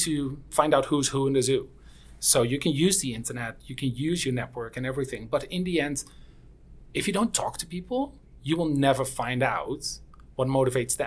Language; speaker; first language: English; non-native, fluent; Dutch